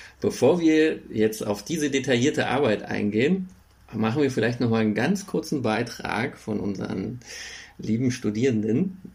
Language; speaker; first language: German; native; German